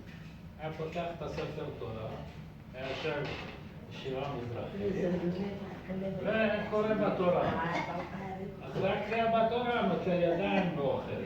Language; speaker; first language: Hebrew; early bilingual, other home language; Persian